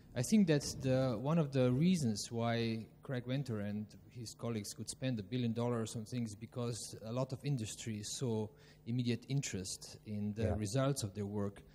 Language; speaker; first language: English; non-native, fluent; Slovenian